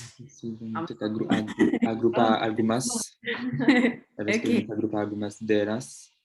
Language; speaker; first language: Portuguese; non-native, fluent; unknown